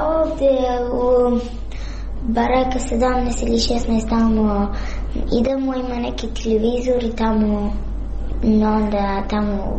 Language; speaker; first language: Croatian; early bilingual, other home language; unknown